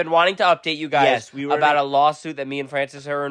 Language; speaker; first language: English; native; English